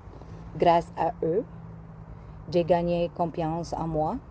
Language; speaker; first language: French; non-native, learner; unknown